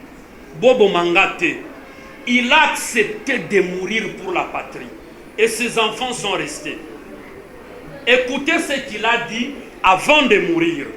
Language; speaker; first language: French; non-native, local second language; Lingala